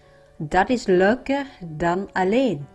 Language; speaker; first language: Dutch; non-native, fluent; Vietnamese